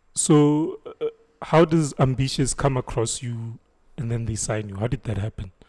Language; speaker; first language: English; non-native, local second language; Zulu